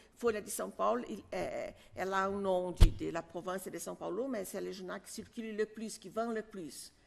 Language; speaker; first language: French; non-native, fluent; Portuguese